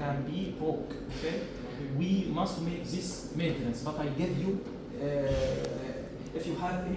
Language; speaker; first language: English; non-native, learner; Arabic